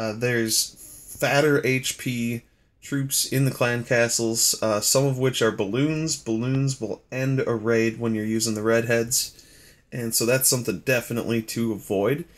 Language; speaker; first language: English; native; English